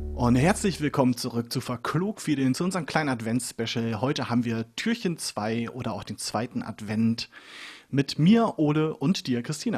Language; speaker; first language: German; native; German